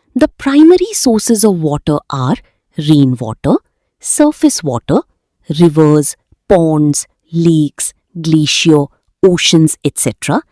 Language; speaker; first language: English; non-native, local second language; Gujarati